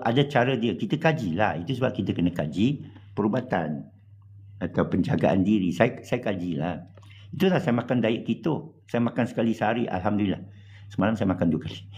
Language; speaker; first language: Malay; non-native, local second language; English